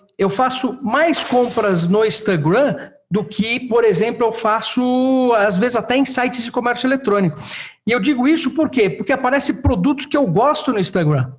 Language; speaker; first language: Portuguese; native; Portuguese